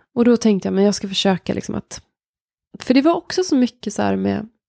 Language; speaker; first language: Swedish; native; Swedish